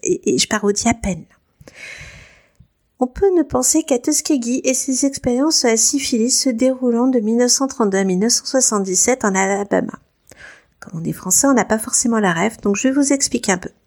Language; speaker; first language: French; native; French